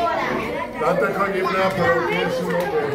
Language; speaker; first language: Spanish; non-native, fluent; English